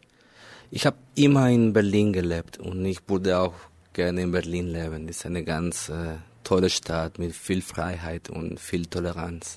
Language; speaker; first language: German; non-native, fluent; Spanish